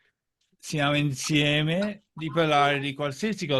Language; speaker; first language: Italian; non-native, fluent; English